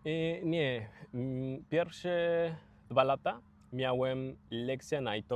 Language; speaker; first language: Polish; non-native, learner; Spanish